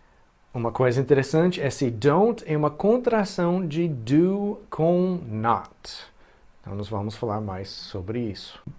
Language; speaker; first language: Portuguese; non-native, fluent; English